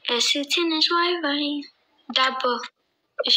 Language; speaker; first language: Amharic; non-native, learner; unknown